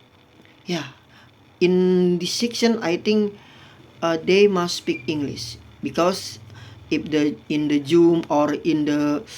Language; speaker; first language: English; non-native, fluent; Indonesian